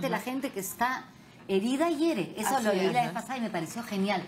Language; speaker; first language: Spanish; native; Spanish